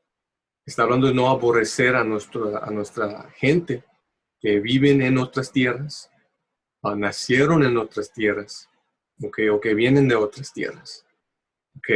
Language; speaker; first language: Spanish; early bilingual, heritage; Spanish